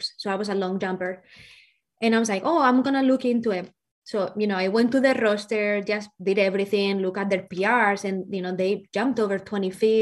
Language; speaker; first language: English; non-native, fluent; Spanish